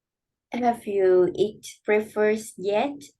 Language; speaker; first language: English; non-native, learner; Vietnamese